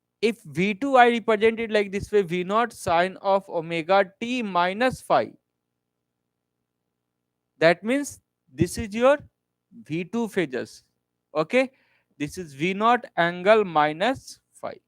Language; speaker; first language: English; non-native, local second language; Hindi